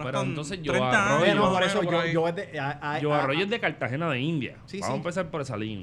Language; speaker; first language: Spanish; native; Spanish